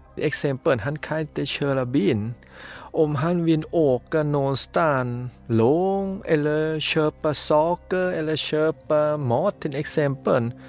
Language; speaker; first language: Swedish; non-native, fluent; Thai